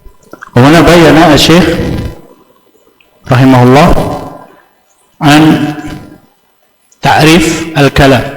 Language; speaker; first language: Arabic; non-native, fluent; Indonesian